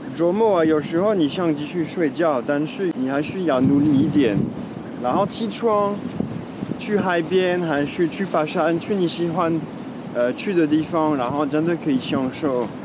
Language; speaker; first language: Chinese; non-native, fluent; French